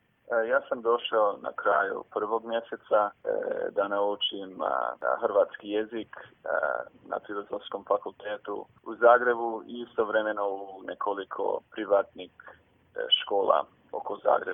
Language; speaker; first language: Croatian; early bilingual, heritage; English